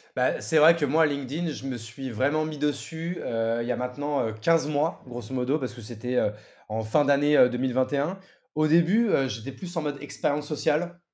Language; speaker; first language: French; native; French